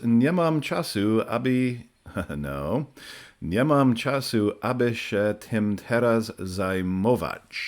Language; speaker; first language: Polish; non-native, learner; English